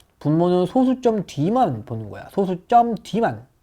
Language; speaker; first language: Korean; native; Korean